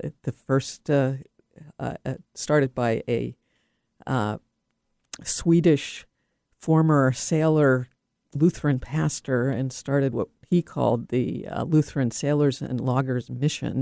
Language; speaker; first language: English; native; English